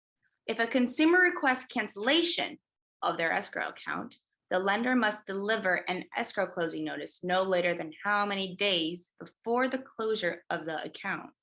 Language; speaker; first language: English; native; English